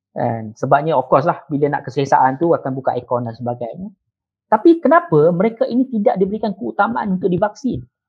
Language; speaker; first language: Malay; native; Malay